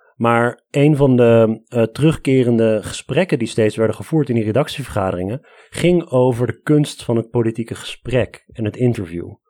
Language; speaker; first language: Dutch; early bilingual, other home language; Armenian